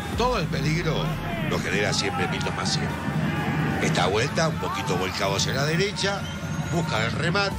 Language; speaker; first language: Spanish; native; Spanish